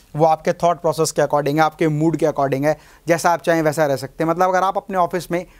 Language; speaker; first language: Hindi; native; Hindi